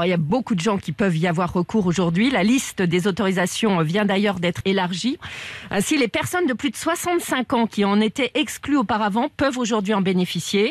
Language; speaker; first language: French; native; French